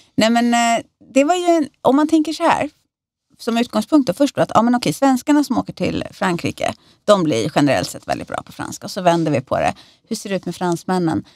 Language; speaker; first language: Swedish; native; Swedish